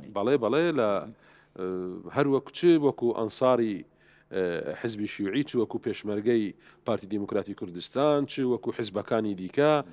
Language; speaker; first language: Central Kurdish; non-native, local second language; Assyrian Neo-Aramaic